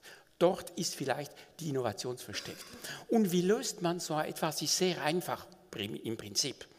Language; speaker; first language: German; non-native, local second language; French